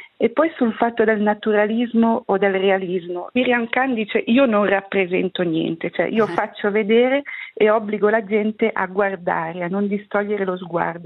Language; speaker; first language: Italian; native; Italian